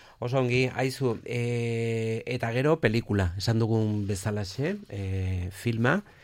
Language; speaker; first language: Basque; native; Basque